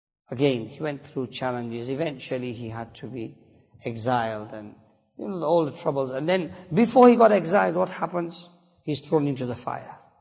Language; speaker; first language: English; early bilingual, other home language; Urdu